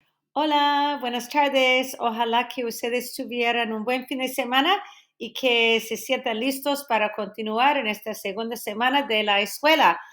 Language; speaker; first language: Spanish; non-native, fluent; English